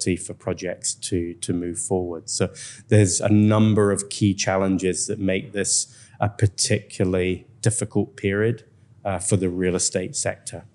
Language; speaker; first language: English; native; English